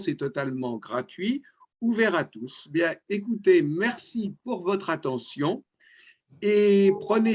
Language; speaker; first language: French; native; French